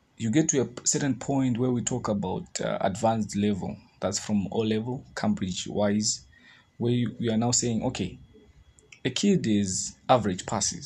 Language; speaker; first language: English; non-native, local second language; Shona